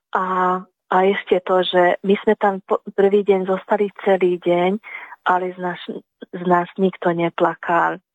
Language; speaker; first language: Slovak; early bilingual, heritage; Slovak